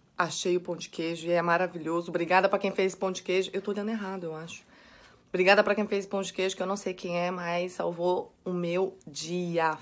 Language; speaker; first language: Portuguese; native; Portuguese